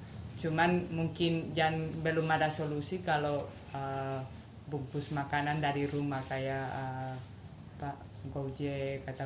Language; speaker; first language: Indonesian; non-native, fluent; Spanish